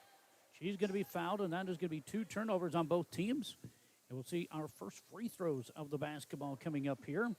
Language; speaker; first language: English; native; English